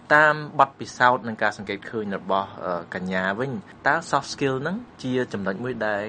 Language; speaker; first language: Khmer; native; Khmer